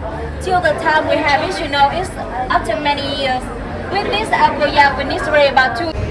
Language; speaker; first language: English; non-native, fluent; Vietnamese